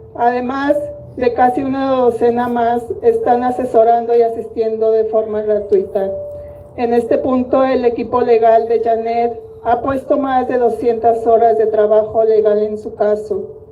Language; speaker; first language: Spanish; early bilingual, heritage; Spanish